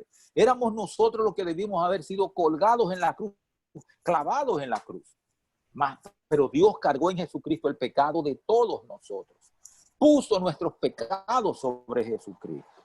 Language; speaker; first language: Spanish; native; Spanish